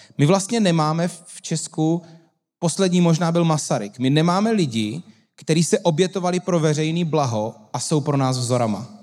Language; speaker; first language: Czech; native; Czech